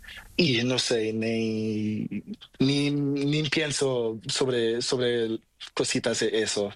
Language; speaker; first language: Spanish; non-native, learner; Portuguese